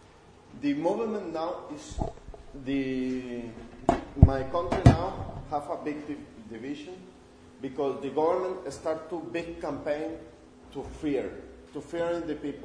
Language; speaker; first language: English; non-native, learner; Spanish